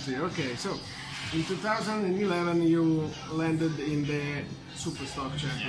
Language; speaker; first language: English; non-native, fluent; Italian